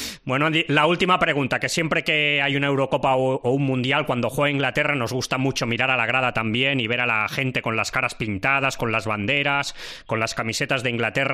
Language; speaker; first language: Spanish; native; Spanish